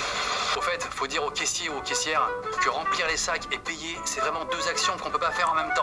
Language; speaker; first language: French; native; French